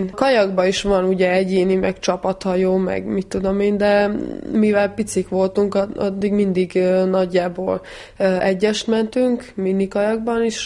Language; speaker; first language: Hungarian; early bilingual, heritage; Hungarian